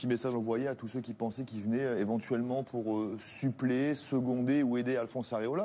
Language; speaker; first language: French; native; French